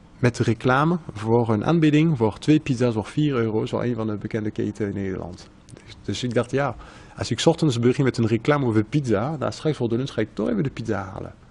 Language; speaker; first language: Dutch; non-native, fluent; French